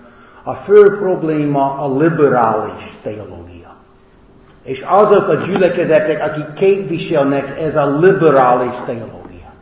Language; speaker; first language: Hungarian; non-native, learner; English